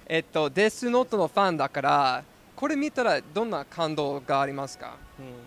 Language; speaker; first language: Japanese; non-native, learner; English